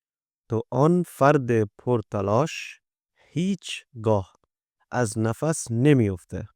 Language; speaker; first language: Persian; non-native, fluent; Urdu